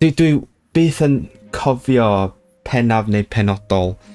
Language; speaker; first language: Welsh; non-native, learner; Cantonese